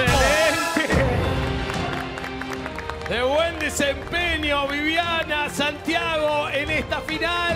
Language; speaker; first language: Spanish; native; Spanish